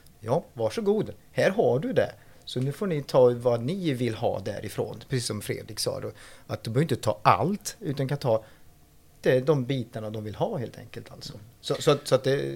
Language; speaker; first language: Swedish; non-native, fluent; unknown